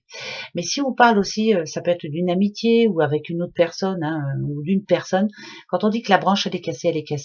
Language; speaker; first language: French; native; French